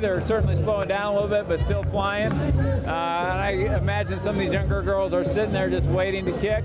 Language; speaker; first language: English; native; English